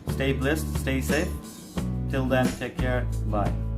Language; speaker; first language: English; non-native, local second language; Bangla